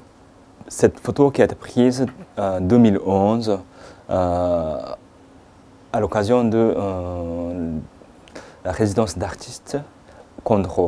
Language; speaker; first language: French; non-native, fluent; Japanese